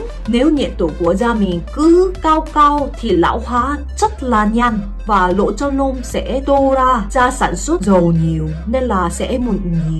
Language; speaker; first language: Vietnamese; non-native, fluent; Korean